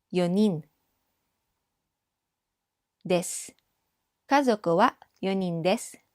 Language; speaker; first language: Japanese; non-native, fluent; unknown